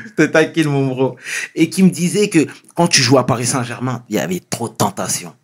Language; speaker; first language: French; native; French